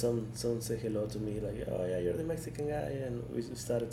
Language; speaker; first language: English; non-native, fluent; Spanish